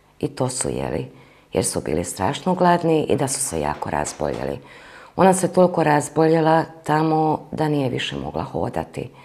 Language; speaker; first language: Croatian; non-native, local second language; Hungarian